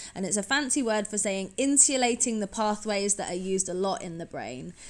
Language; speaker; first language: English; native; English